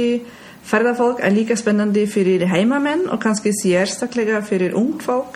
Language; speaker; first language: Icelandic; non-native, learner; German